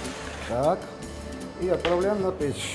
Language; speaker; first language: Polish; non-native, learner; Georgian